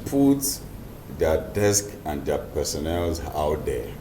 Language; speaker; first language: English; non-native, local second language; Yoruba